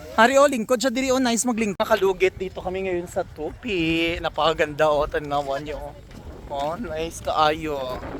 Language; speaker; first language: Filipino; non-native, local second language; Cebuano